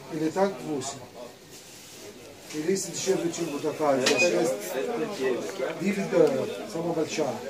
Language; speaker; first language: Russian; non-native, learner; Arabic